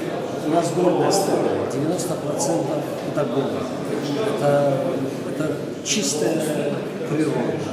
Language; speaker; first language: Russian; non-native, local second language; Tajik